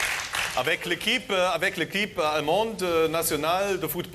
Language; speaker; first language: French; non-native, learner; German